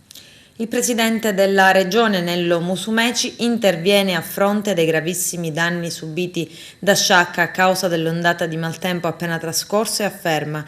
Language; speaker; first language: Italian; native; Italian